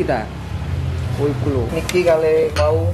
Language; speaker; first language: Indonesian; native; Indonesian